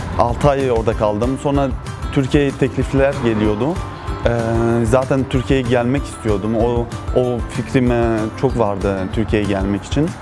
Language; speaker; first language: Turkish; early bilingual, heritage; Turkish